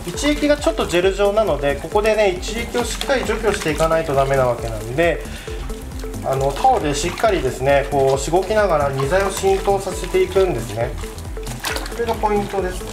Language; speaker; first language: Japanese; native; Japanese